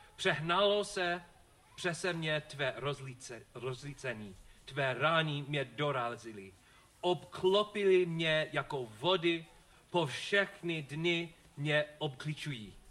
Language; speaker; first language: Czech; non-native, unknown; English